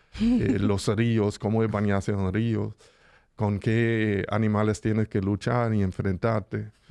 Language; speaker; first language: Spanish; non-native, fluent; German